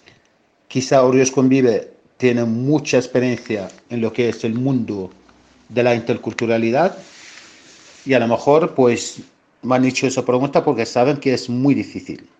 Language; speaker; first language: Spanish; non-native, fluent; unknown